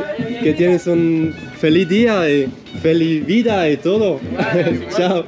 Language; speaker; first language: Spanish; non-native, learner; Swiss German